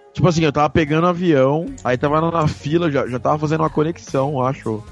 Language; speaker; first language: Portuguese; native; Portuguese